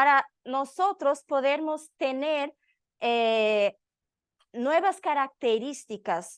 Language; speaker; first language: Spanish; non-native, learner; Portuguese